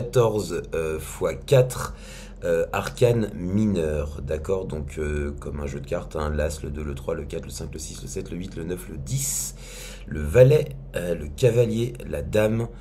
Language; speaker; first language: French; native; French